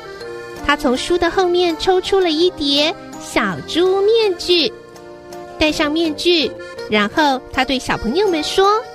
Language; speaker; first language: Chinese; native; Chinese